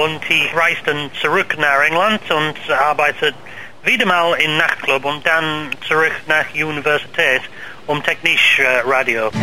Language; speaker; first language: German; non-native, learner; English